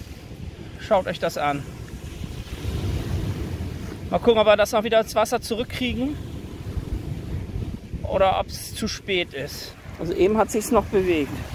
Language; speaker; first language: German; native; German